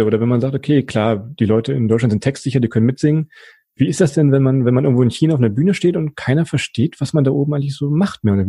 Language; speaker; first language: German; native; German